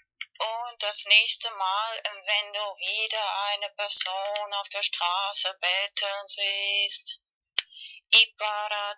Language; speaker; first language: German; non-native, fluent; Spanish